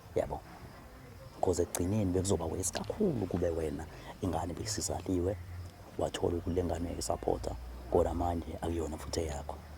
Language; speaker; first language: Zulu; native; Zulu